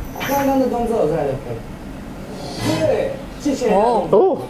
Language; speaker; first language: Chinese; non-native, fluent; Thai